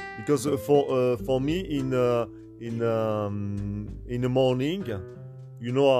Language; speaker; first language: English; non-native, learner; French